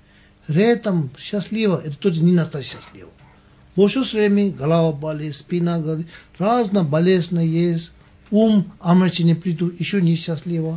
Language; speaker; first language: Russian; non-native, learner; Tibetan